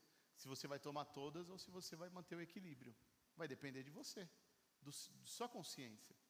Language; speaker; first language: Portuguese; native; Portuguese